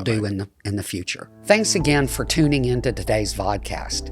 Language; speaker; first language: English; native; English